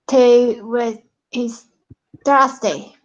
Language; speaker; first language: Spanish; non-native, learner; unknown